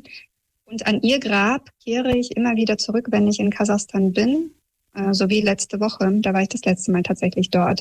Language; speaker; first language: German; early bilingual, other home language; Russian